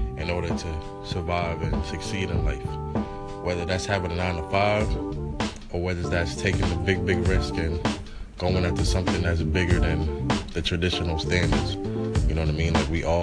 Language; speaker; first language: English; native; English